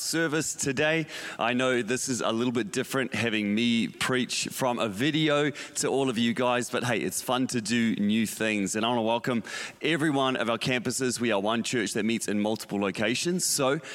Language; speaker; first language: English; native; English